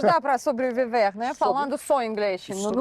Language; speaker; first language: Portuguese; non-native, fluent; Russian